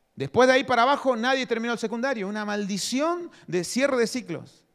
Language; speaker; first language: Spanish; native; Spanish